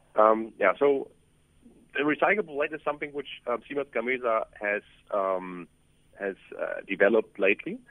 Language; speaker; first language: English; non-native, fluent; German